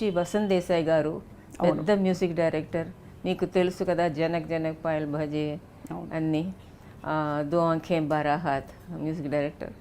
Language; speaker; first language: Telugu; non-native, local second language; Tamil